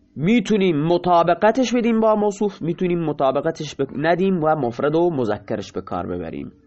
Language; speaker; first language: Persian; non-native, local second language; Baluchi